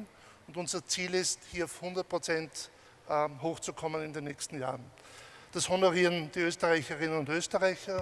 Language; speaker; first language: German; native; German